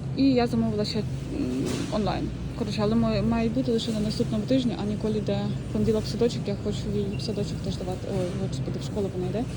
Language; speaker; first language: Ukrainian; native; Ukrainian